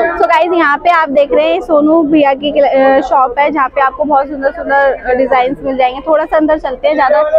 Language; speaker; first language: Hindi; native; Hindi